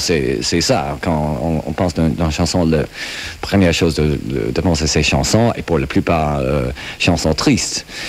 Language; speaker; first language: French; non-native, fluent; English